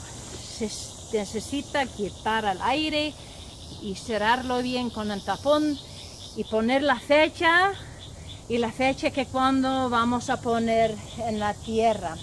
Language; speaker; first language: Spanish; non-native, learner; English